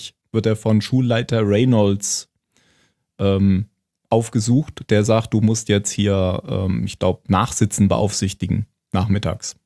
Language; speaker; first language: German; native; German